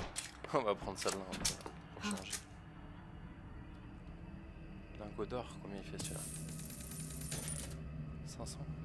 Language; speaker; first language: French; native; French